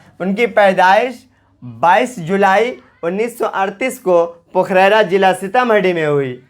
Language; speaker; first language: Urdu; native; Urdu